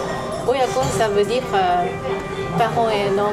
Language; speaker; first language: French; non-native, learner; Japanese